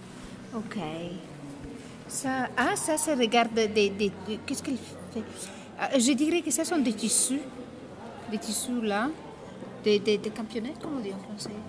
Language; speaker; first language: French; non-native, learner; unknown